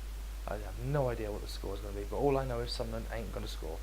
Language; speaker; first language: English; native; English